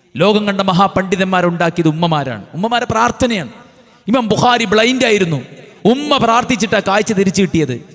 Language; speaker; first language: Malayalam; native; Malayalam